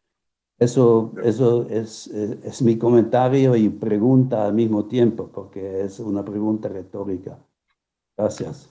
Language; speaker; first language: Spanish; non-native, fluent; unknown